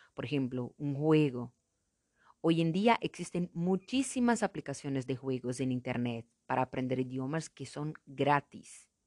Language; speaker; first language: Spanish; non-native, fluent; Portuguese